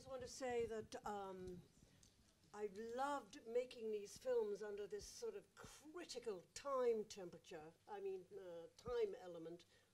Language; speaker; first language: English; native; English